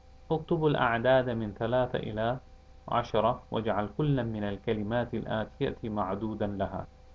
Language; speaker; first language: Arabic; non-native, fluent; Urdu